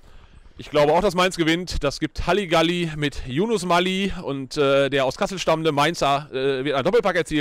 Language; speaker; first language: German; native; German